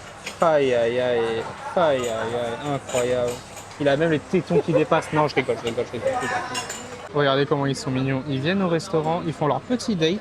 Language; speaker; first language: French; native; French